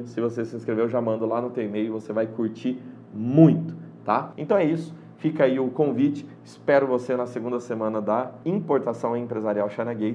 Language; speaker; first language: Portuguese; native; Portuguese